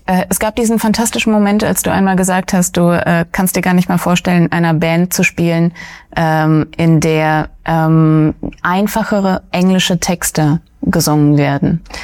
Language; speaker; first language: German; early bilingual, other home language; Russian